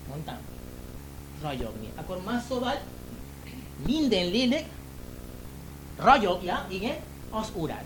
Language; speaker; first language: Hungarian; non-native, learner; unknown